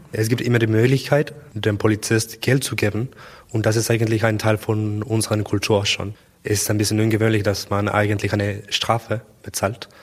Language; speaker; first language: German; non-native, learner; Spanish